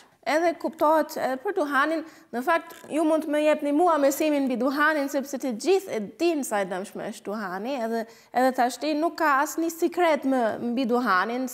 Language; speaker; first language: Albanian; non-native, fluent; German